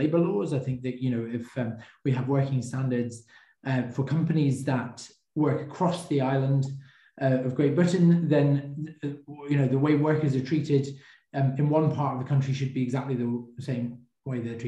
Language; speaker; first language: English; native; English